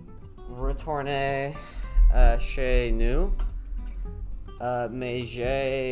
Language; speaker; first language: French; non-native, learner; English